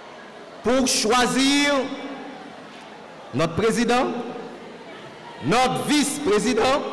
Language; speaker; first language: French; non-native, local second language; Haitian Creole